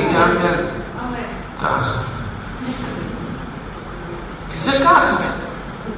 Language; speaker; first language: Hebrew; non-native, fluent; Russian